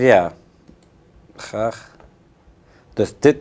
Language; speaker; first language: Dutch; non-native, learner; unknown